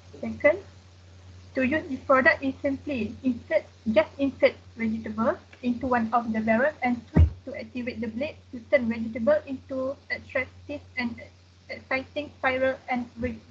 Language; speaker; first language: English; non-native, learner; Malay